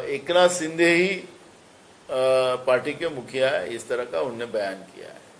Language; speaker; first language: Hindi; non-native, local second language; Marathi